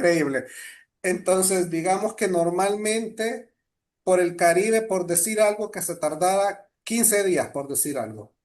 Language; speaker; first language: Spanish; native; Spanish